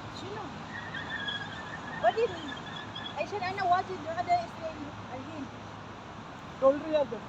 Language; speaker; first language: Arabic; non-native, learner; Filipino